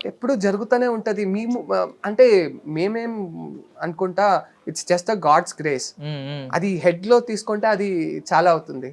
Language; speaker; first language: Telugu; non-native, learner; Kannada